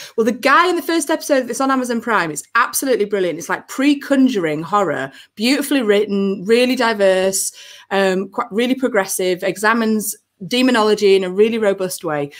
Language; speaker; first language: English; native; English